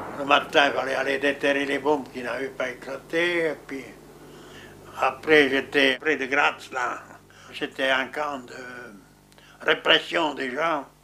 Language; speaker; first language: French; non-native, local second language; Swiss German